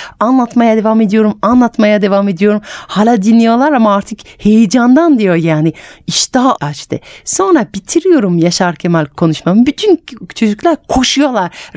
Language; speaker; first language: Turkish; non-native, fluent; French